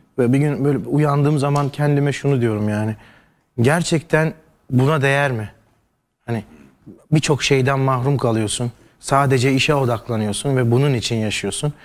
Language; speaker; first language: Turkish; native; Turkish